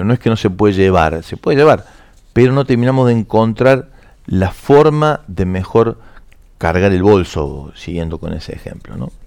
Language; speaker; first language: Spanish; native; Spanish